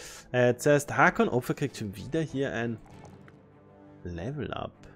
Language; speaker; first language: German; native; German